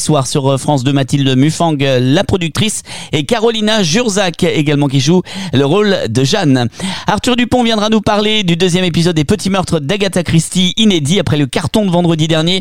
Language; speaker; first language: French; native; French